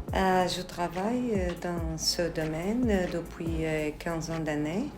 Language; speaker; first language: French; non-native, learner; Arabic